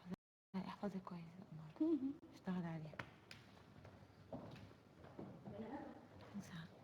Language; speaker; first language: Arabic; native; Arabic